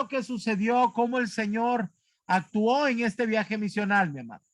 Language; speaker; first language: Spanish; native; Spanish